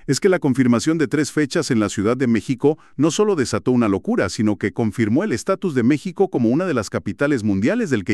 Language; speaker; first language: Spanish; native; Spanish